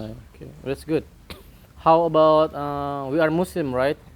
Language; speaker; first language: English; non-native, learner; Indonesian